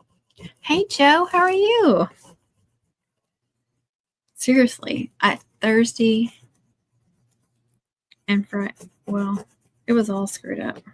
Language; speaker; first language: English; native; English